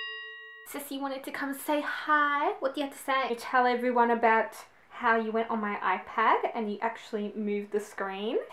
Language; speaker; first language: English; native; English